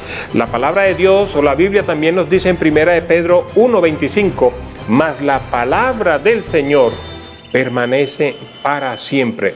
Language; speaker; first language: Spanish; native; Spanish